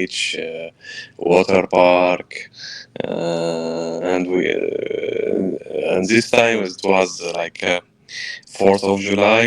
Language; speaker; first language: English; non-native, learner; Arabic